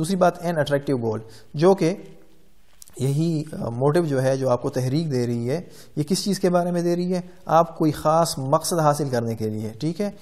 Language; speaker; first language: Urdu; non-native, local second language; Pashto